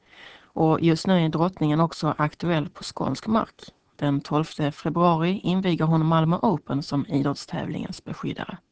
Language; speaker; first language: Swedish; native; Swedish